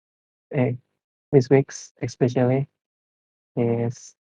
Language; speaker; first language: English; non-native, learner; Indonesian